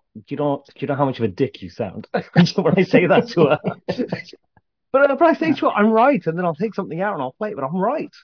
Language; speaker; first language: English; native; English